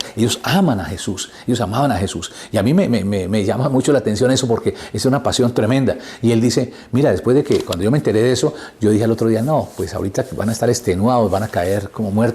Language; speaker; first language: Spanish; native; Spanish